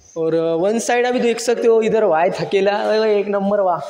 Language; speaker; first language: Hindi; non-native, local second language; Marathi